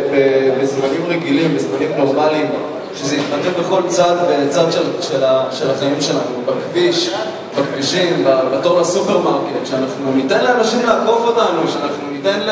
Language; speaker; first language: Hebrew; native; Hebrew